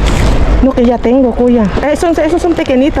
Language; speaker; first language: Spanish; non-native, learner; Filipino